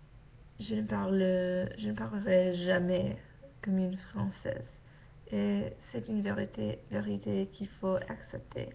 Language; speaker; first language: French; non-native, learner; English